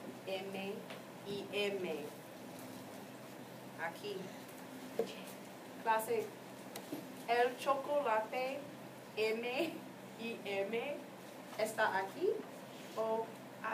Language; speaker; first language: Spanish; non-native, fluent; English